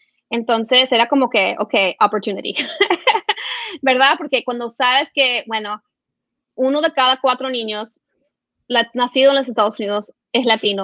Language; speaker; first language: Spanish; early bilingual, heritage; Spanish